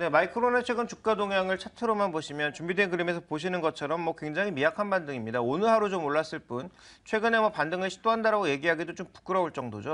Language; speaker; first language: Korean; native; Korean